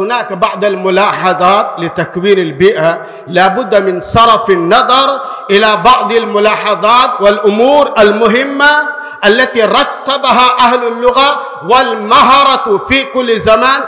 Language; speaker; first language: Arabic; non-native, fluent; Urdu